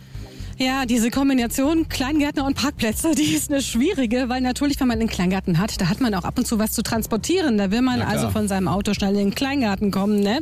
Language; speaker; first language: German; native; German